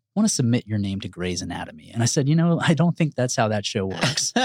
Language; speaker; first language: English; early bilingual, other home language; Spanish